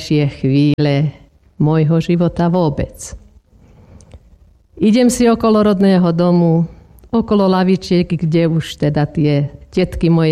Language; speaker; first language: Slovak; native; Slovak